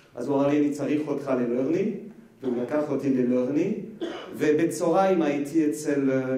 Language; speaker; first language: Hebrew; non-native, fluent; French